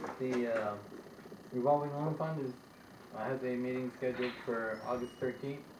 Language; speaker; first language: English; native; English